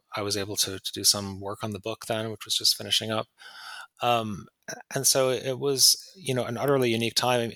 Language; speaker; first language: English; native; English